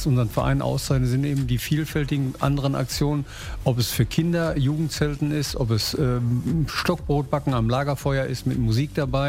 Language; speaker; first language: German; native; German